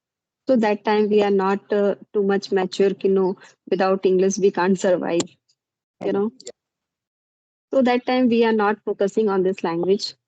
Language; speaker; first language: English; non-native, learner; Hindi